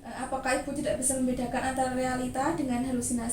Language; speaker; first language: Indonesian; native; Indonesian